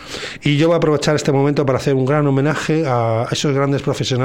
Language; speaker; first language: Spanish; native; Spanish